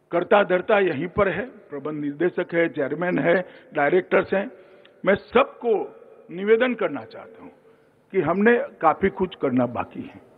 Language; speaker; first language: Hindi; non-native, local second language; Gujarati